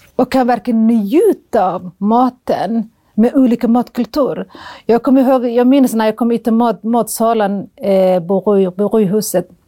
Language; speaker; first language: Swedish; non-native, fluent; Somali